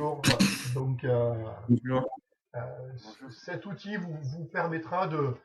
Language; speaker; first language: French; native; French